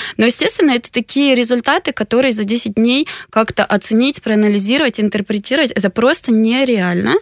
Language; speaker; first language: Russian; native; Russian